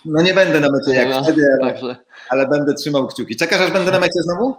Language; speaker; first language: Polish; native; Polish